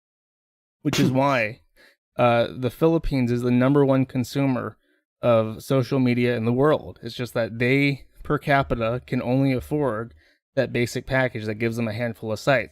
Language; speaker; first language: English; native; English